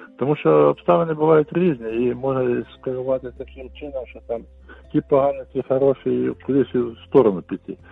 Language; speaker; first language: Ukrainian; non-native, local second language; Russian